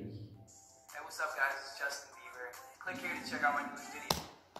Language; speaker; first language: English; native; English